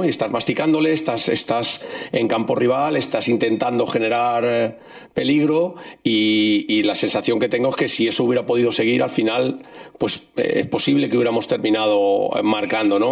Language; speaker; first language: Spanish; native; Spanish